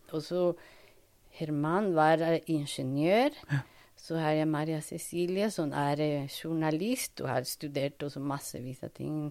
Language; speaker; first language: Norwegian; non-native, fluent; Spanish